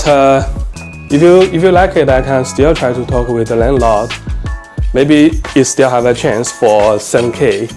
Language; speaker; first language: English; non-native, learner; Chinese